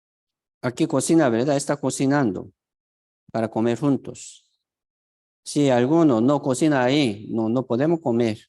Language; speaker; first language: Spanish; non-native, fluent; Korean